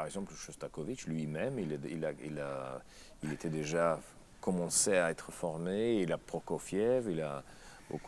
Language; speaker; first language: French; non-native, fluent; Russian